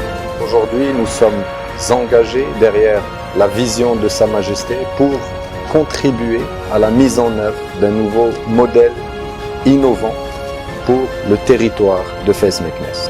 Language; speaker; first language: French; non-native, local second language; Arabic